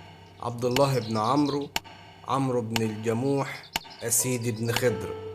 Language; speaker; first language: Arabic; native; Arabic